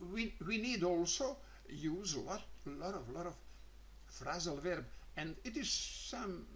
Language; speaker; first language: English; non-native, learner; Croatian